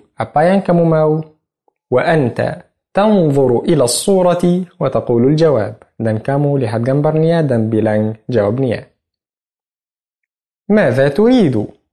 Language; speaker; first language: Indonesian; non-native, fluent; Arabic